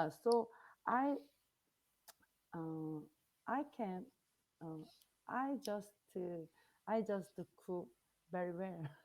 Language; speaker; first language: English; non-native, learner; Korean